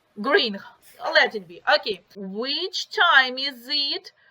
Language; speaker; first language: English; non-native, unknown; Ukrainian